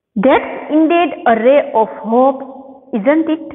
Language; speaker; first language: English; non-native, local second language; Gujarati